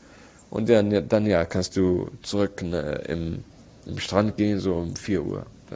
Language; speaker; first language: German; non-native, learner; Arabic